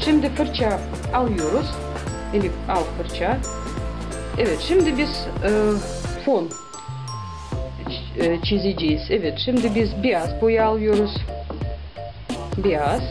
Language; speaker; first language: Turkish; non-native, learner; Russian